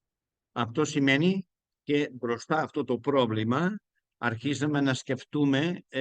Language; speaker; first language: Greek; non-native, learner; Spanish